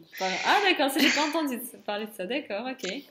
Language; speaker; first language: French; non-native, fluent; Russian